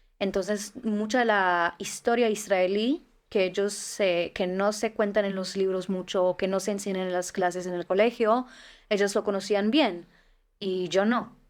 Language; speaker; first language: Spanish; early bilingual, heritage; Spanish